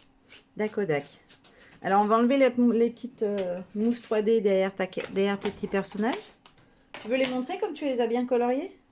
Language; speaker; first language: French; native; French